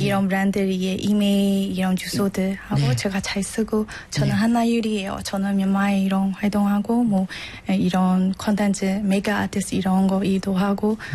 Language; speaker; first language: Korean; non-native, learner; Burmese